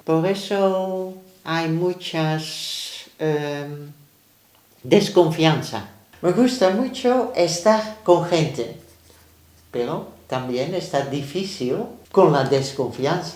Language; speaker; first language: Spanish; non-native, learner; Dutch